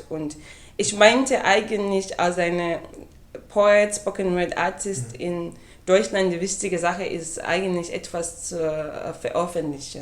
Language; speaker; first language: German; non-native, fluent; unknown